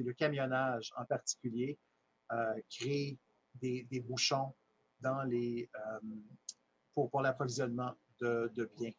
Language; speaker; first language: French; native; French